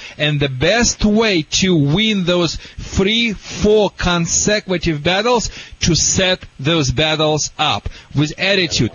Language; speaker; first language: English; non-native, fluent; Russian